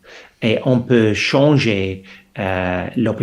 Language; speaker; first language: French; non-native, fluent; English